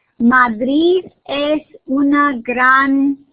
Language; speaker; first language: Spanish; non-native, fluent; English